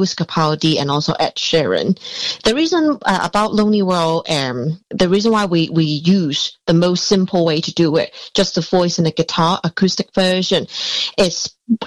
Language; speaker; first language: English; non-native, local second language; Cantonese